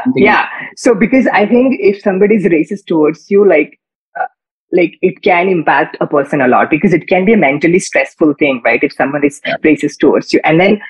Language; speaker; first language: English; non-native, local second language; Kannada